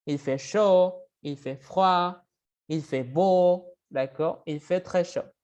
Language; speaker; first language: French; non-native, fluent; Spanish